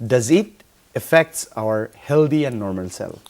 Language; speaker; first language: English; non-native, local second language; Bangla